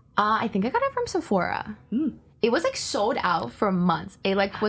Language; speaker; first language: English; native; English